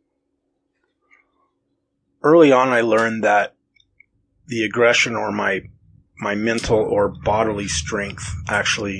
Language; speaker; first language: English; native; English